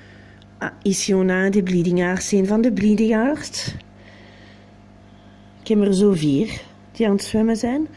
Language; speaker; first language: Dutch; non-native, local second language; French